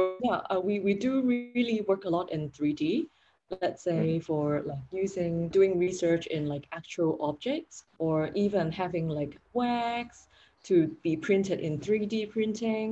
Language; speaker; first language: English; non-native, local second language; Cantonese